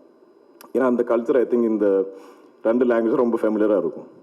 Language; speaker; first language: Tamil; non-native, local second language; Malayalam